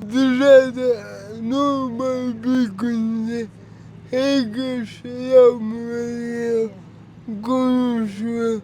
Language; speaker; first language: Turkish; early bilingual, heritage; Turkish